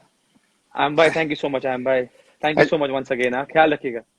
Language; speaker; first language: Hindi; native; Hindi